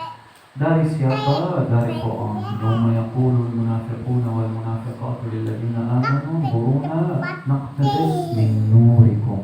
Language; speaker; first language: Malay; non-native, learner; Arabic